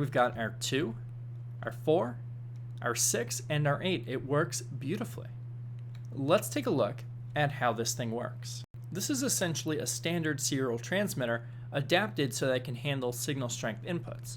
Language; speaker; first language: English; native; English